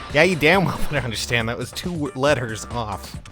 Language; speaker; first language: English; native; English